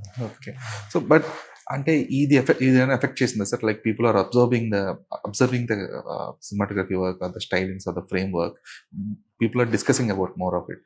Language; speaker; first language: Telugu; native; Telugu